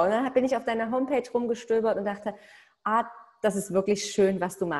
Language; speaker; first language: German; native; German